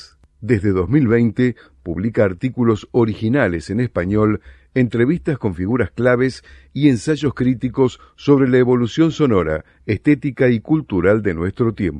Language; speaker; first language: Spanish; native; Spanish